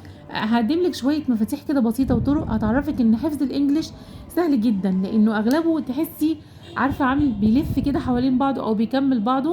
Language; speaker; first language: Arabic; native; Arabic